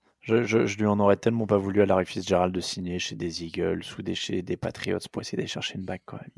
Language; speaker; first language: French; native; French